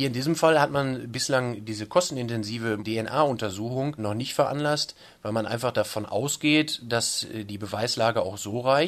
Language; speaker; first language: German; native; German